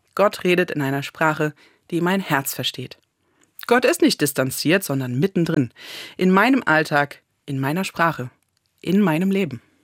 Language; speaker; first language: German; native; German